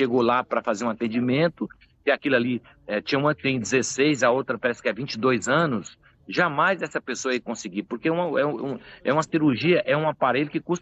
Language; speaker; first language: Portuguese; native; Portuguese